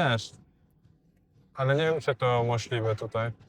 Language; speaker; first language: Polish; non-native, fluent; Portuguese